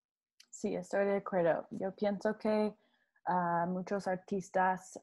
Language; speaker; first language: Spanish; non-native, learner; English